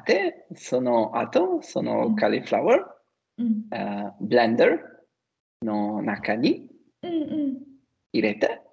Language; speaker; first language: Japanese; non-native, learner; Italian